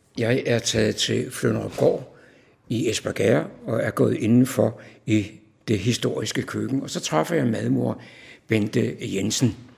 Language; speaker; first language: Danish; native; Danish